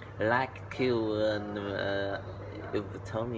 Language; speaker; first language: English; non-native, learner; Vietnamese